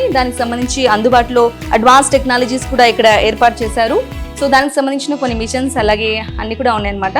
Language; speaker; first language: Telugu; native; Telugu